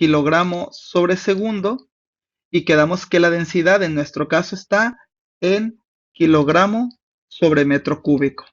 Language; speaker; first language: Spanish; native; Spanish